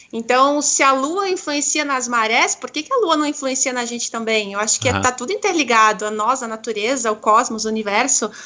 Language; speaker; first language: Portuguese; native; Portuguese